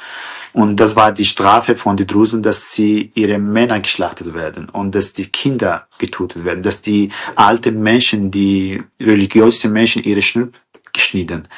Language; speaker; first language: German; non-native, learner; Kurdish